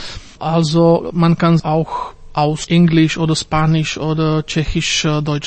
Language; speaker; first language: German; non-native, fluent; Slovak